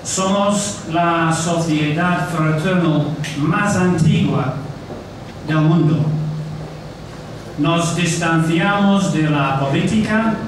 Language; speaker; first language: Spanish; non-native, fluent; English